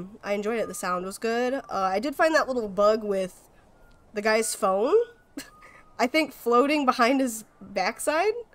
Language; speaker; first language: English; native; English